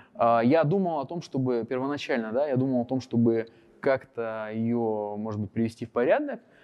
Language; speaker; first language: Russian; native; Russian